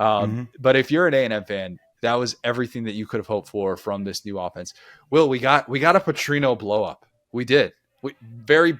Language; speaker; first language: English; native; English